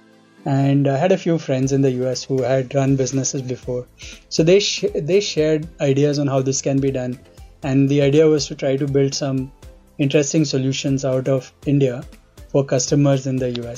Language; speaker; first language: English; non-native, local second language; Hindi